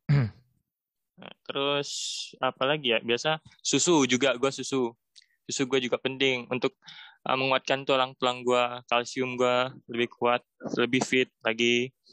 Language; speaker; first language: Indonesian; native; Indonesian